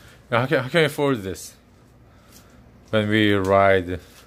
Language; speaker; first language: English; non-native, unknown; Korean